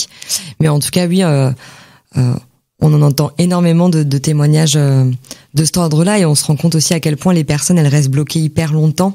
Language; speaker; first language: French; native; French